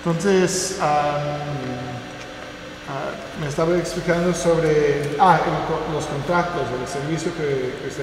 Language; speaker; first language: Spanish; non-native, fluent; English